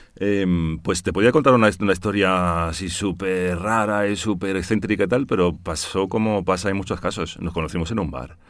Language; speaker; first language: Spanish; early bilingual, heritage; Spanish